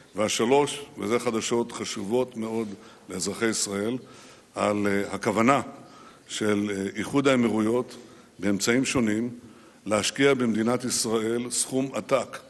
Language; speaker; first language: Hebrew; native; Hebrew